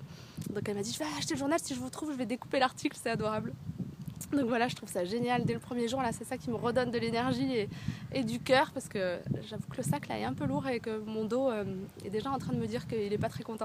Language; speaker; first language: French; native; French